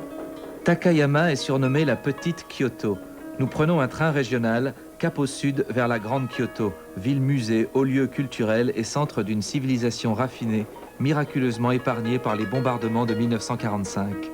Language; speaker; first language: French; native; French